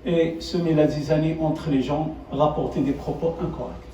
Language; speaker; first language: French; non-native, local second language; Arabic